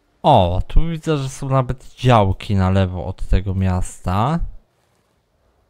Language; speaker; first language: Polish; native; Polish